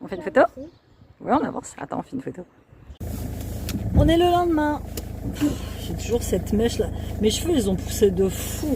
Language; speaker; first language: French; native; French